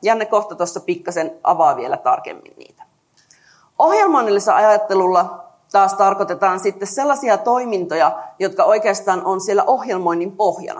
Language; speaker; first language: Finnish; native; Finnish